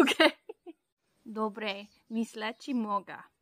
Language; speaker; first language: Bulgarian; non-native, learner; English